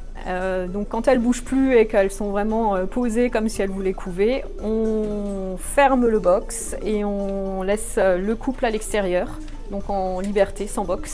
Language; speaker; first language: French; native; French